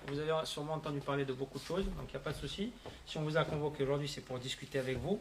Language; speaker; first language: French; native; French